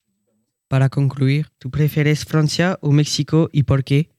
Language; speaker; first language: Spanish; non-native, learner; French